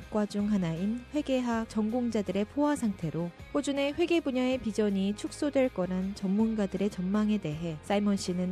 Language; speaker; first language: Korean; native; Korean